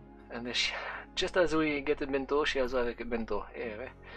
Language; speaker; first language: English; non-native, fluent; French